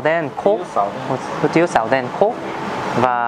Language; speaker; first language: Vietnamese; non-native, learner; Korean